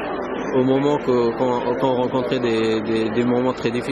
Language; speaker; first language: French; non-native, fluent; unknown